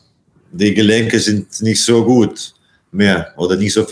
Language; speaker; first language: German; non-native, fluent; Latvian